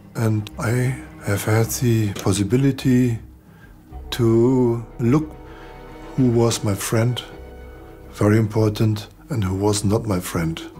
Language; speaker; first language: English; non-native, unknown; German